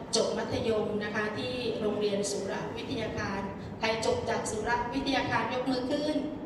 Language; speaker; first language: Thai; non-native, local second language; Northeastern Thai